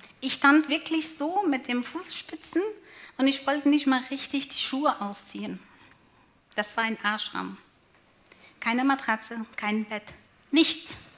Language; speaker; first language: German; non-native, fluent; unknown